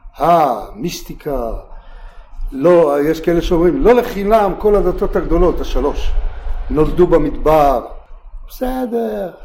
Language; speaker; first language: Hebrew; native; Hebrew